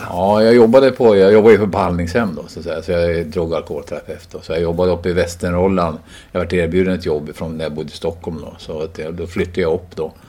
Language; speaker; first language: Swedish; native; Swedish